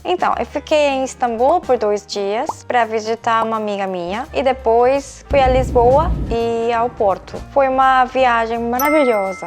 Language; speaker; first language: Portuguese; non-native, fluent; Korean